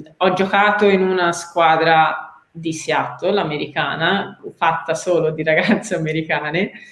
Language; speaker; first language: Italian; native; Italian